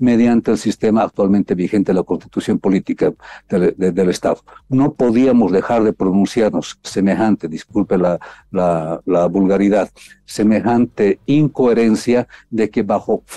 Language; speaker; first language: Spanish; native; Spanish